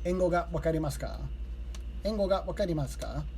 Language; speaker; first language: Japanese; non-native, learner; English